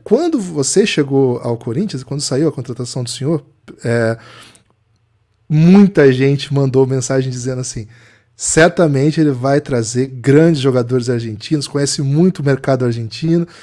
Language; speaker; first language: Portuguese; native; Portuguese